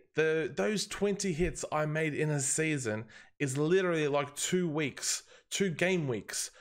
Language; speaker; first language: English; native; English